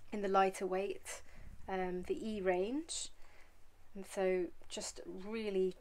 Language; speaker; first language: English; native; English